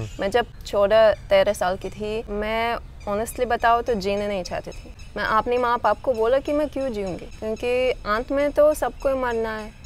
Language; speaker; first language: Hindi; non-native, fluent; Russian